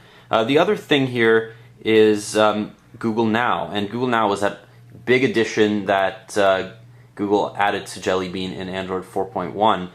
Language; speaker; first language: English; native; English